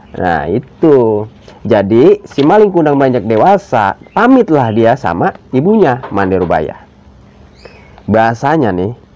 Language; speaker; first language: Indonesian; native; Indonesian